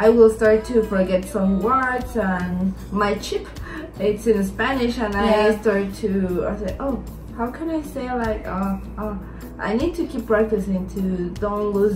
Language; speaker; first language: English; non-native, learner; Spanish